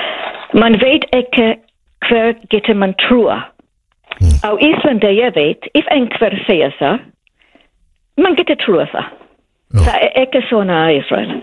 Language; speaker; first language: Icelandic; non-native, learner; English